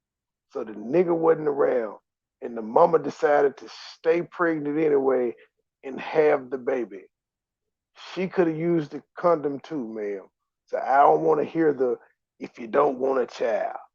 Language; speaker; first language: English; native; English